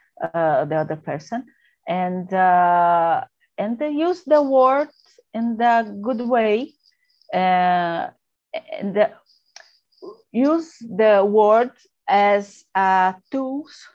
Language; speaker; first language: English; non-native, learner; Portuguese